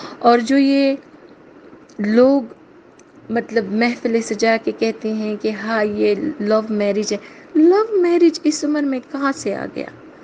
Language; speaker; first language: Urdu; native; Urdu